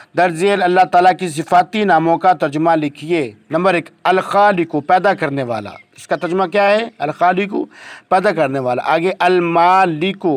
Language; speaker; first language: Urdu; native; Urdu